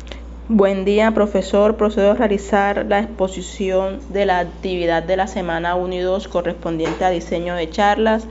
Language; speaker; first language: Spanish; native; Spanish